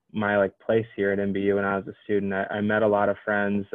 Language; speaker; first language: English; native; English